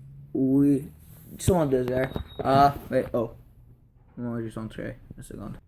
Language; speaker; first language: French; non-native, learner; English